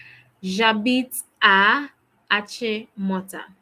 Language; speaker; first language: French; non-native, fluent; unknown